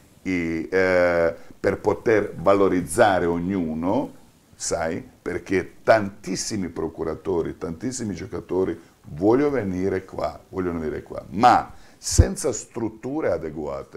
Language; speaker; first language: Italian; non-native, fluent; Croatian